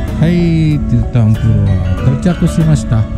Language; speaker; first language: Japanese; non-native, fluent; Indonesian